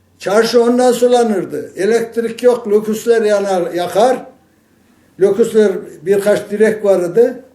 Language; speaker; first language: Turkish; native; Turkish